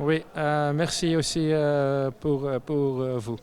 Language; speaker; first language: French; non-native, learner; Dutch